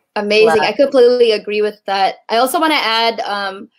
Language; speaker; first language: English; native; English